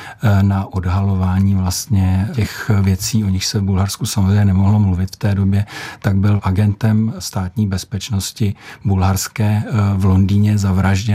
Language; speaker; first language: Czech; native; Czech